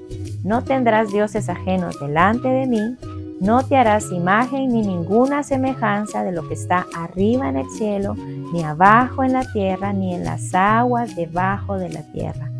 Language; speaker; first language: Spanish; native; Spanish